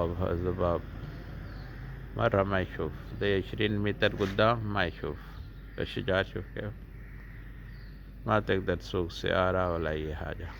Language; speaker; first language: Arabic; non-native, learner; Urdu